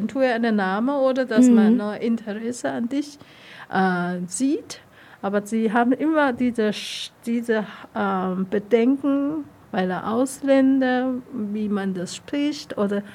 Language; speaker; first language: German; non-native, learner; Vietnamese